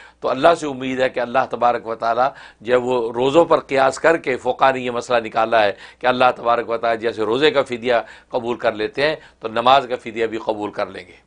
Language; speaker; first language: Urdu; native; Urdu